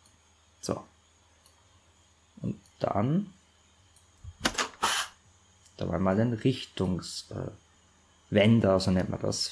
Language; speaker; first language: German; native; German